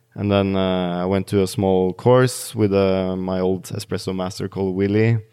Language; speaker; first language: English; non-native, fluent; Norwegian